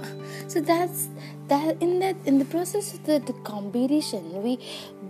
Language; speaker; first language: English; non-native, local second language; Nepali